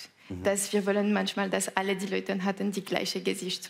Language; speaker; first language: German; non-native, local second language; French